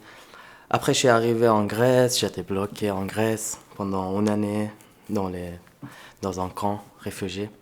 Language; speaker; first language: French; non-native, fluent; Persian